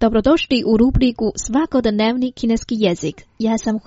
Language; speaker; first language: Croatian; non-native, fluent; Chinese